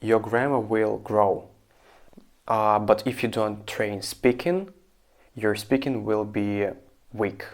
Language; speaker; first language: English; non-native, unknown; Russian